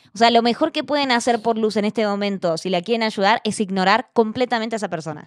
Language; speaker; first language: Spanish; native; Spanish